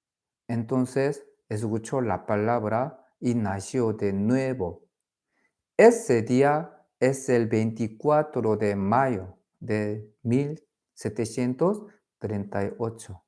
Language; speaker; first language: Spanish; non-native, fluent; Korean